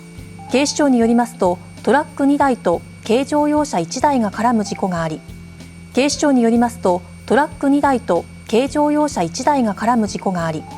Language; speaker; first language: Japanese; native; Japanese